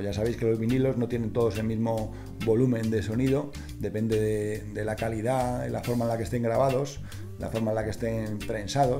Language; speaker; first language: Spanish; native; Spanish